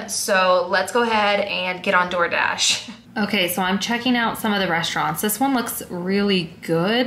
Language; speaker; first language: English; native; English